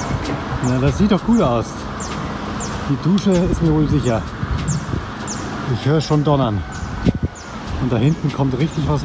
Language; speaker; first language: German; native; German